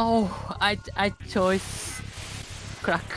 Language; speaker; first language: English; non-native, learner; Japanese